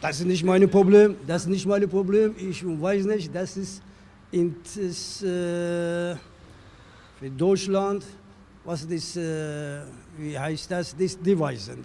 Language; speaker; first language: German; non-native, learner; Turkish